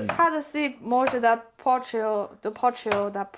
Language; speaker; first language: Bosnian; non-native, learner; Chinese